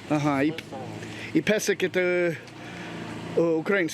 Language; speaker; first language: Russian; non-native, learner; English